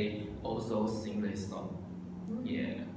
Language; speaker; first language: English; non-native, learner; Chinese